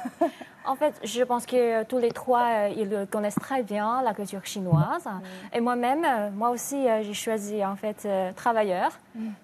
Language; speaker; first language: French; non-native, fluent; Chinese